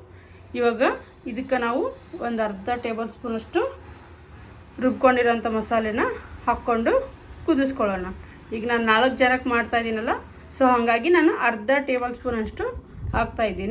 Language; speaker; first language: Kannada; native; Kannada